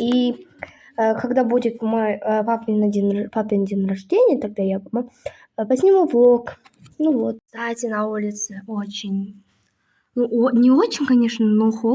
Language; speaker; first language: Russian; non-native, local second language; Kazakh